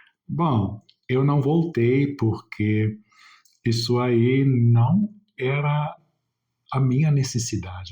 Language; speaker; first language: Portuguese; non-native, fluent; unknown